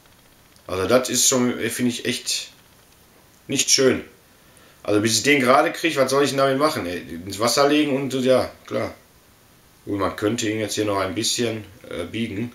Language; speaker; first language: German; native; German